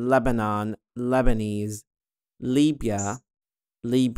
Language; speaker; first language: English; non-native, fluent; Arabic